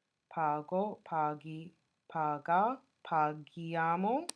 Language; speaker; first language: Italian; non-native, fluent; English